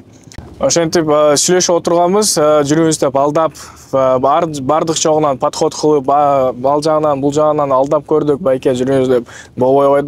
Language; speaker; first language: Kyrgyz; native; Kyrgyz